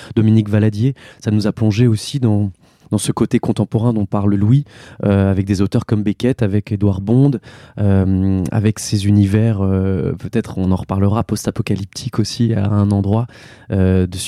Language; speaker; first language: French; native; French